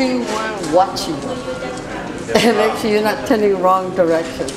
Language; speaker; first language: English; non-native, fluent; Korean